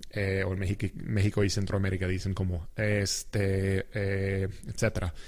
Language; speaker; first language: Spanish; non-native, fluent; English